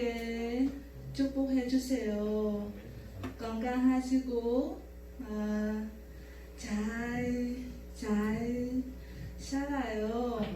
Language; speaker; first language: Korean; non-native, learner; Vietnamese